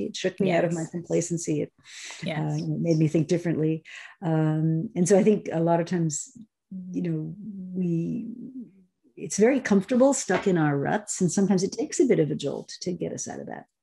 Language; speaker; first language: English; native; English